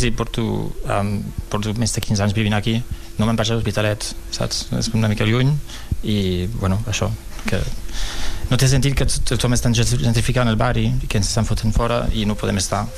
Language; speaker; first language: Catalan; non-native, local second language; Spanish